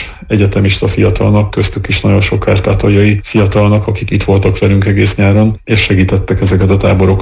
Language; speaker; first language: Hungarian; native; Hungarian